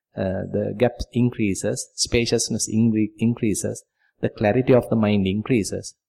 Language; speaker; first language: English; non-native, local second language; Sinhala